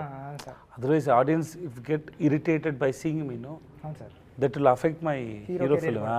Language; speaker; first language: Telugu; non-native, learner; Tamil